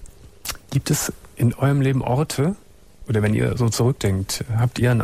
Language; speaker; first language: German; native; German